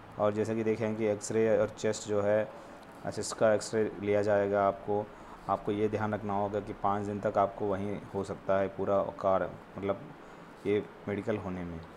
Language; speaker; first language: Hindi; non-native, local second language; Telugu